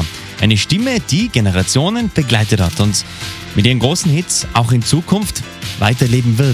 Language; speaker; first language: German; native; German